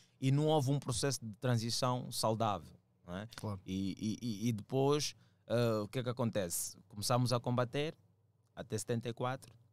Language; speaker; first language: Portuguese; native; Portuguese